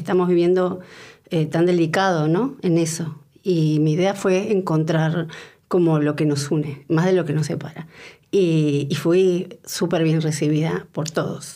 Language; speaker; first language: Spanish; native; Spanish